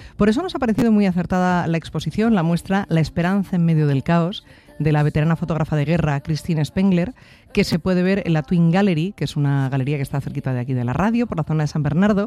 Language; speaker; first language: Spanish; native; Spanish